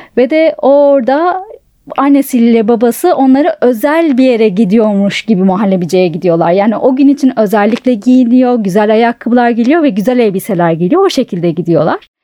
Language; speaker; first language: Turkish; native; Turkish